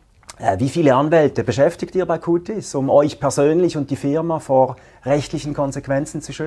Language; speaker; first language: German; native; German